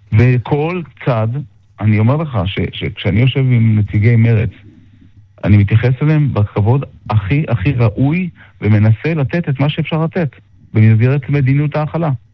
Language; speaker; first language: Hebrew; native; Hebrew